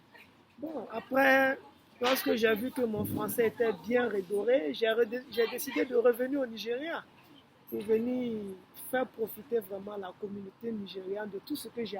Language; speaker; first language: French; non-native, fluent; Yoruba